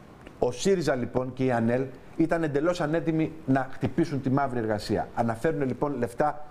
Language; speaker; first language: Greek; native; Greek